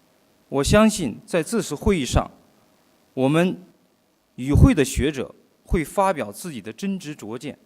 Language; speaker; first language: Chinese; native; Chinese